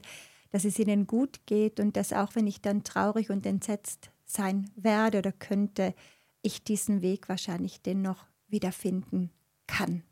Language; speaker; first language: German; native; German